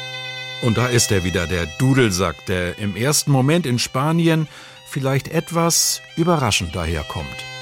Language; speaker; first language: German; native; German